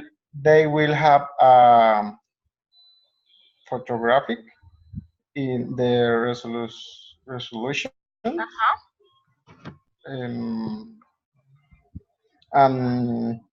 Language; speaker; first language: English; non-native, learner; Spanish